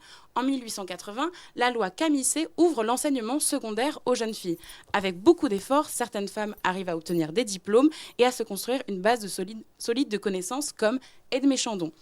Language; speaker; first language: French; native; French